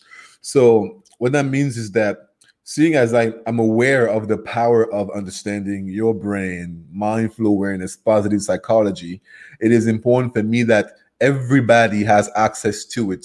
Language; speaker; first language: English; non-native, local second language; French